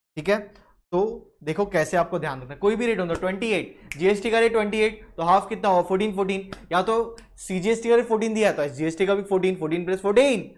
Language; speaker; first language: Hindi; native; Hindi